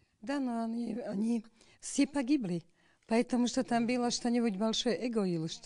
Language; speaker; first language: Russian; non-native, learner; Slovak